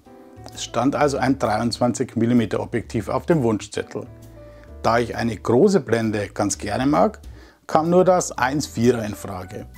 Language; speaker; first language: German; native; German